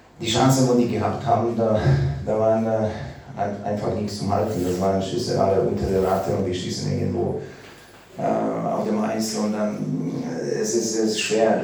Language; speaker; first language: German; non-native, learner; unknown